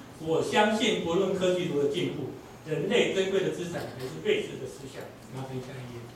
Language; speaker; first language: Chinese; native; Chinese